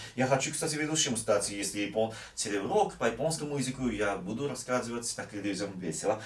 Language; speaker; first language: Russian; non-native, fluent; Japanese